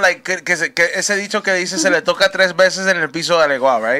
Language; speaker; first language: Spanish; early bilingual, heritage; Spanish